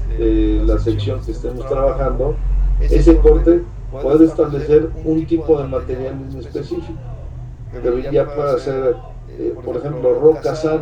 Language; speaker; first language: Spanish; native; Spanish